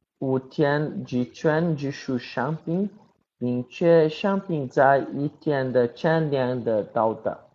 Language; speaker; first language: Chinese; non-native, learner; Portuguese